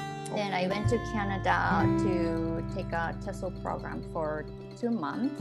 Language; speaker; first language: English; non-native, fluent; Japanese